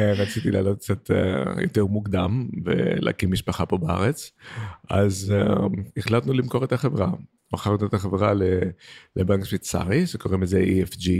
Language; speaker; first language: Hebrew; non-native, fluent; Greek